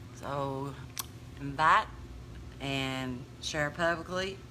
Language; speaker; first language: English; native; English